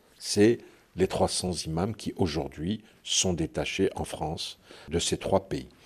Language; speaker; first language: French; non-native, local second language; Arabic